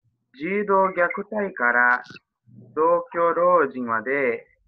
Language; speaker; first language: Japanese; non-native, learner; Portuguese